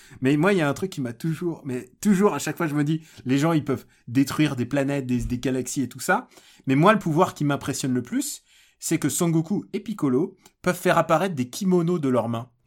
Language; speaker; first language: French; early bilingual, other home language; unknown